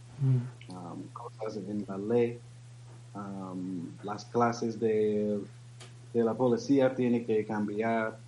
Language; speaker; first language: Spanish; non-native, learner; English